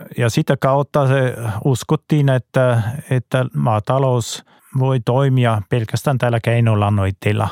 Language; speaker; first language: Finnish; non-native, fluent; German